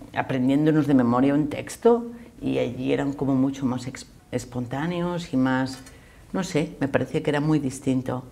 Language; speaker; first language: Spanish; native; Spanish